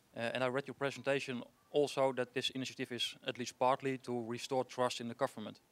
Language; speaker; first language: English; non-native, fluent; Dutch